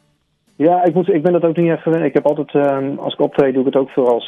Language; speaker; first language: Dutch; native; Dutch